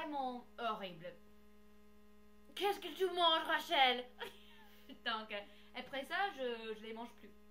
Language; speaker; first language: French; non-native, learner; English